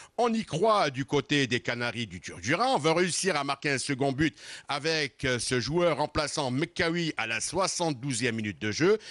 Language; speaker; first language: French; non-native, local second language; Arabic